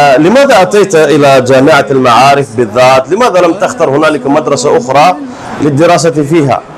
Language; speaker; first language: Arabic; non-native, fluent; Urdu